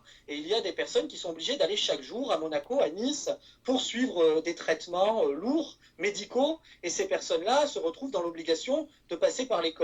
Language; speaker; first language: French; native; French